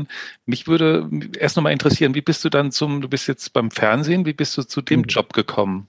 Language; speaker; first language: German; native; German